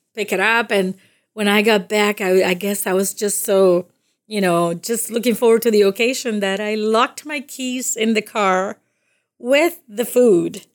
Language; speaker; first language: English; non-native, fluent; Spanish